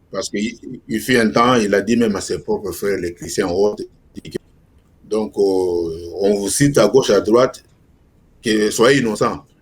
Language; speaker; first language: French; non-native, local second language; Lingala